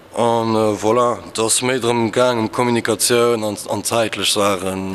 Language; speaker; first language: Luxembourgish; early bilingual, other home language; Portuguese